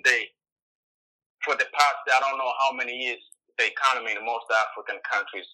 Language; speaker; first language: English; non-native, local second language; Swahili